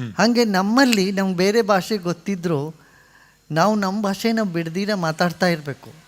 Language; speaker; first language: Kannada; non-native, local second language; Tamil